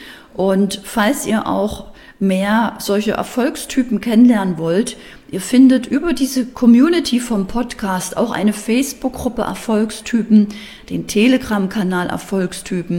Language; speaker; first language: German; native; German